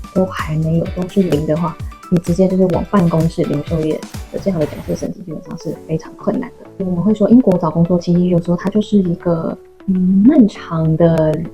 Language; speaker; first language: Chinese; native; Chinese